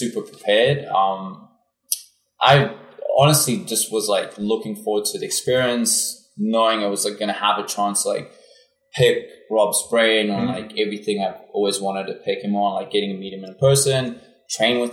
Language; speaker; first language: English; non-native, local second language; Afrikaans